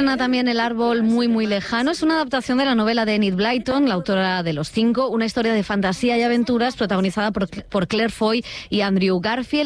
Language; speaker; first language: Spanish; native; Spanish